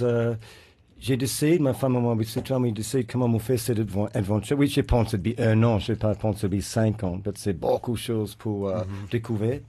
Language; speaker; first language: French; non-native, learner; English